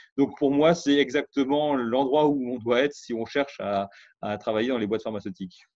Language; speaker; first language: French; native; French